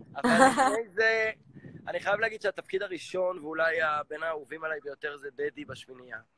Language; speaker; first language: Hebrew; native; Hebrew